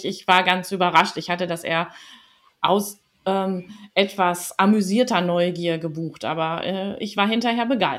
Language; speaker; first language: German; native; German